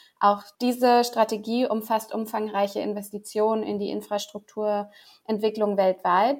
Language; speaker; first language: German; native; German